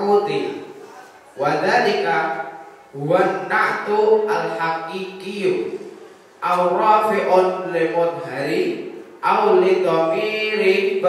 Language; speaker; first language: Arabic; non-native, learner; Indonesian